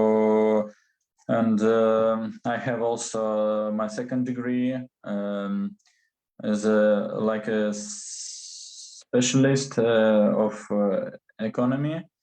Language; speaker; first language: English; non-native, learner; Russian